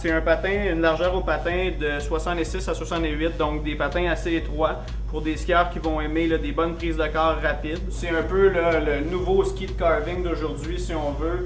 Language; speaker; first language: French; native; French